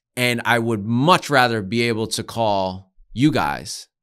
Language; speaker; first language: English; native; English